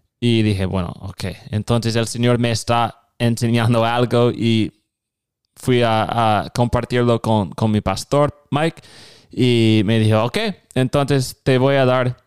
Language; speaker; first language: Spanish; non-native, fluent; English